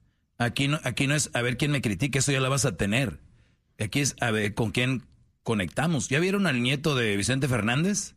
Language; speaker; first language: Spanish; native; Spanish